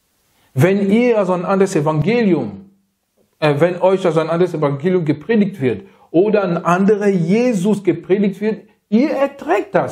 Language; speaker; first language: German; non-native, learner; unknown